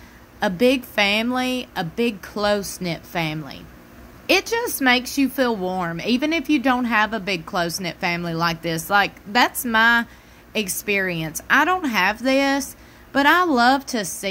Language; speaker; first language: English; native; English